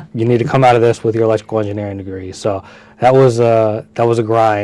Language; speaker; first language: English; early bilingual, other home language; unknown